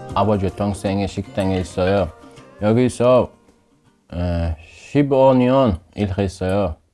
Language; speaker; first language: Korean; non-native, learner; Uzbek